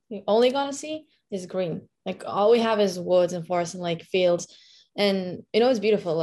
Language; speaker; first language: English; non-native, fluent; Lithuanian